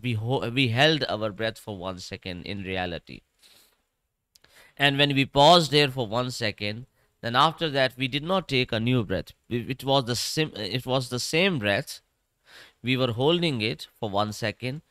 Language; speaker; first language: English; non-native, local second language; Urdu